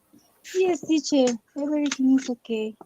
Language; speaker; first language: English; non-native, learner; Spanish